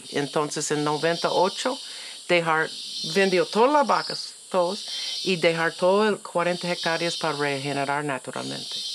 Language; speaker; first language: Spanish; non-native, learner; English